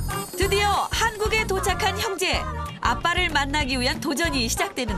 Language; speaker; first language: Korean; native; Korean